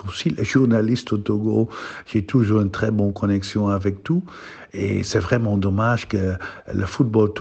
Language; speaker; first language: French; non-native, fluent; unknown